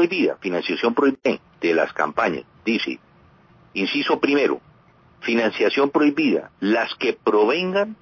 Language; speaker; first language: Spanish; native; Spanish